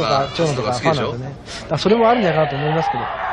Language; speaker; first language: Japanese; native; Japanese